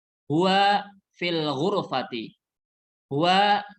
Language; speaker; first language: Arabic; non-native, fluent; Indonesian